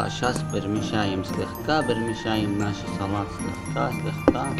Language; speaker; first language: Russian; non-native, learner; Arabic